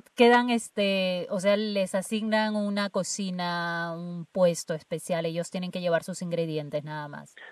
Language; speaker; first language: Spanish; native; Spanish